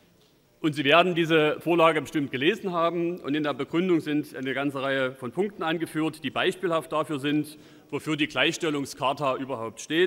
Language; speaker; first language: German; native; German